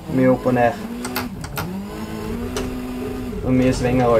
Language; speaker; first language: Norwegian; native; Norwegian